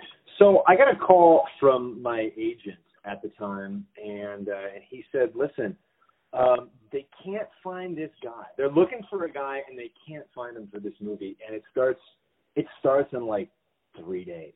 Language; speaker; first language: English; native; English